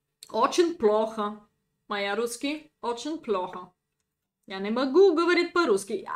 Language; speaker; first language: Russian; non-native, learner; Bulgarian